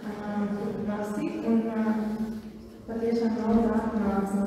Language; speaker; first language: Latvian; non-native, learner; German